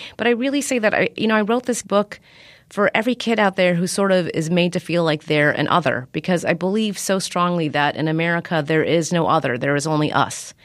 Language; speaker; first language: English; native; English